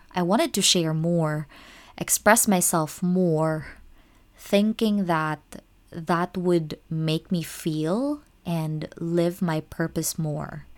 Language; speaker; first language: English; non-native, local second language; Cebuano